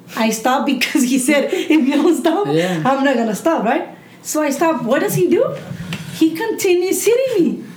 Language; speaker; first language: English; early bilingual, other home language; Spanish